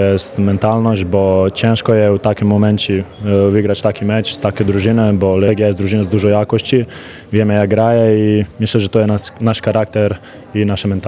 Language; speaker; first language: Polish; non-native, learner; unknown